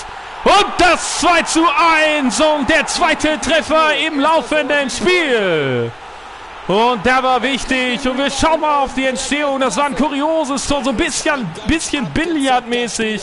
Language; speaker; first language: German; native; German